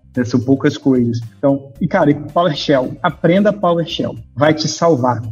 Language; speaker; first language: Portuguese; native; Portuguese